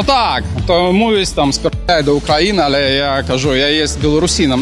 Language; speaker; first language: Polish; non-native, learner; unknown